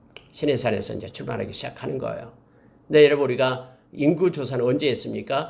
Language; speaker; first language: Korean; native; Korean